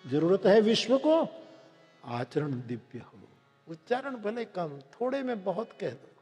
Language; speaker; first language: Hindi; non-native, local second language; Gujarati